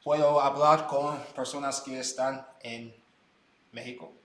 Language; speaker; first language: Spanish; non-native, learner; English